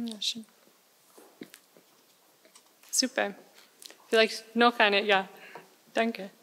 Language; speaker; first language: German; non-native, fluent; English